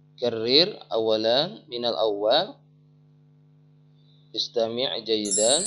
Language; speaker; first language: Arabic; non-native, fluent; Indonesian